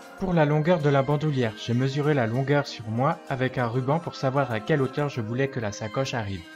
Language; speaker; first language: French; native; French